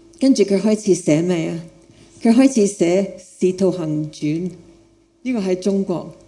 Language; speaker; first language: Chinese; non-native, fluent; English